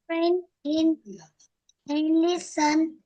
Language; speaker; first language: English; non-native, learner; Vietnamese